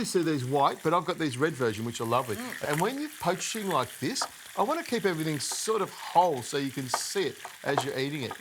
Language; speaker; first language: English; native; English